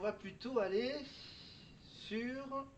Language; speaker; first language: French; native; French